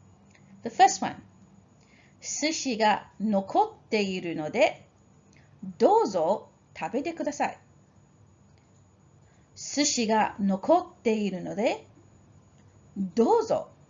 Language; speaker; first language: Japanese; non-native, fluent; English